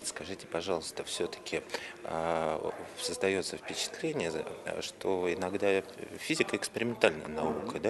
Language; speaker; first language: Russian; native; Russian